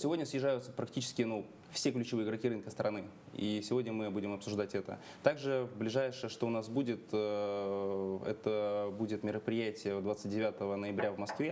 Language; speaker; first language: Russian; native; Russian